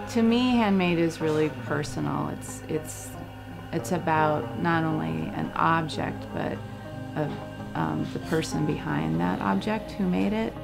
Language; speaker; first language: English; native; English